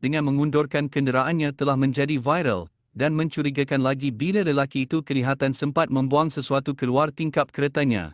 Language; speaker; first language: Malay; native; Malay